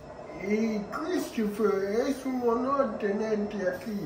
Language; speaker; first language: Spanish; early bilingual, heritage; Spanish